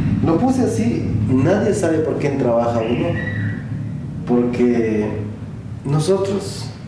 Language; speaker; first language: Spanish; non-native, local second language; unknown